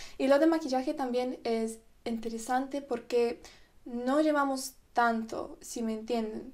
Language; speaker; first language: Spanish; non-native, fluent; Russian